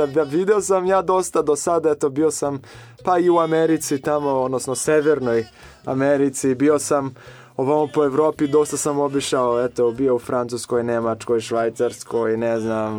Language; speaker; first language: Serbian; non-native, fluent; Portuguese